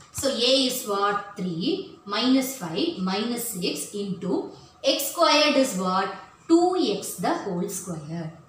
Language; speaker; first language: English; non-native, local second language; Tamil